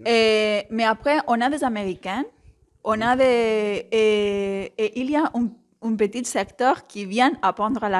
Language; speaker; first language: French; non-native, fluent; Spanish